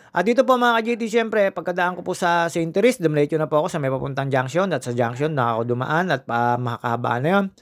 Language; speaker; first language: Filipino; native; Filipino